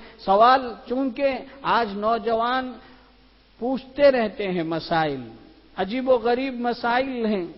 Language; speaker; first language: Urdu; native; Urdu